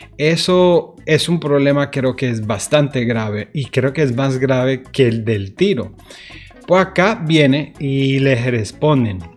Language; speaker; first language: Spanish; early bilingual, heritage; Spanish